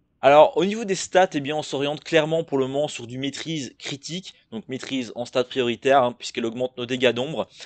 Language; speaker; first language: French; native; French